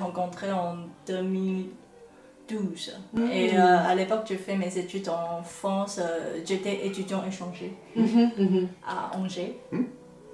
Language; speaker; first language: French; non-native, fluent; Chinese